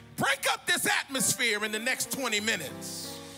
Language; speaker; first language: English; native; English